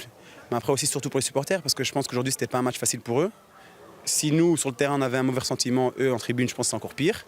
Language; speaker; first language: French; native; French